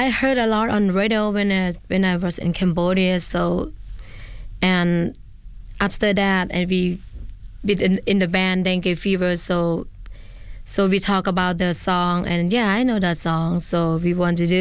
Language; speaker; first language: English; non-native, learner; Khmer